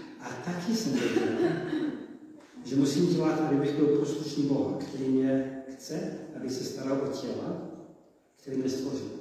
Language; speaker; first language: Czech; non-native, learner; English